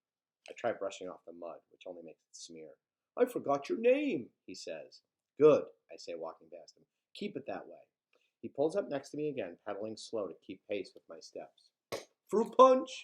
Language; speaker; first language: English; native; English